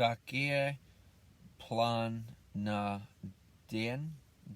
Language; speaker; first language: Russian; non-native, learner; English